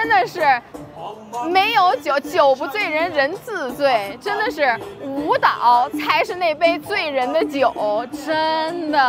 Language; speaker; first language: Chinese; native; Chinese